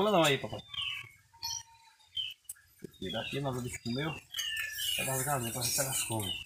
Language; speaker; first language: Portuguese; native; Portuguese